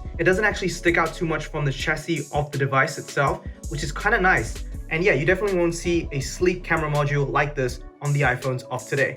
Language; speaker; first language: English; native; English